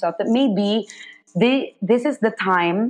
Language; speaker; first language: English; non-native, local second language; Filipino